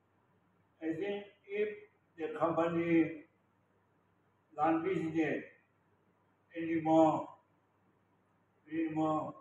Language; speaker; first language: English; non-native, learner; Thai